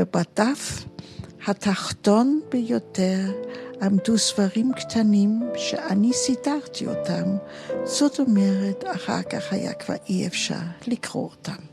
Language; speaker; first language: Hebrew; non-native, fluent; German